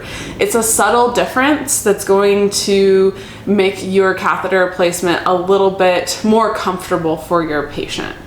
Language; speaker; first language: English; native; English